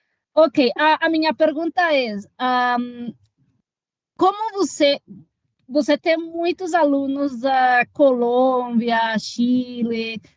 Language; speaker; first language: Portuguese; non-native, learner; Spanish